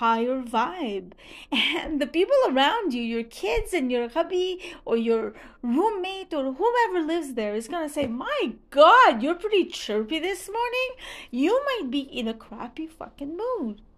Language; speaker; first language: English; non-native, fluent; French